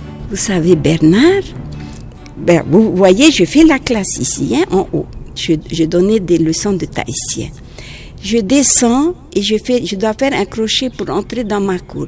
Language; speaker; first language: French; non-native, local second language; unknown